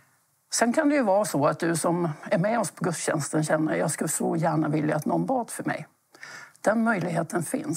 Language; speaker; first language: Swedish; native; Swedish